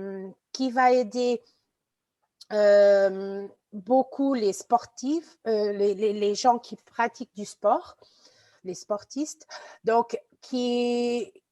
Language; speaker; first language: French; non-native, fluent; Portuguese